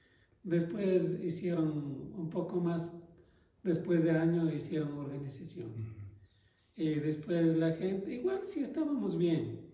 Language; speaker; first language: Spanish; non-native, local second language; Quechua